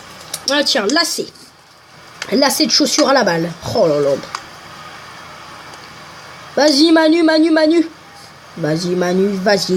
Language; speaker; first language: French; native; French